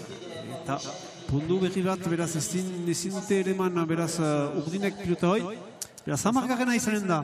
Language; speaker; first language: Basque; native; Basque